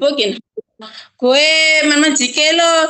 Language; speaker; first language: Chinese; non-native, learner; Indonesian